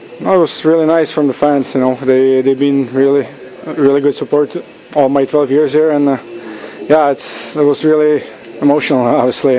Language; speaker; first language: English; non-native, fluent; Czech